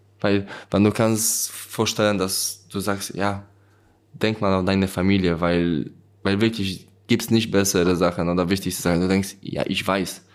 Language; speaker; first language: German; non-native, learner; Polish